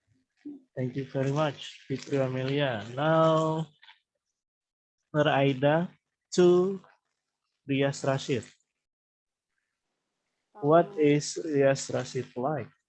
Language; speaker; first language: English; non-native, fluent; Indonesian